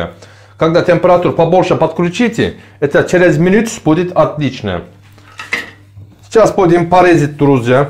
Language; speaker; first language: Russian; non-native, learner; Turkish